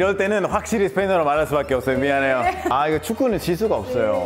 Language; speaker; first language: Korean; non-native, fluent; Spanish